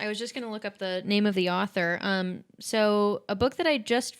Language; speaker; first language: English; native; English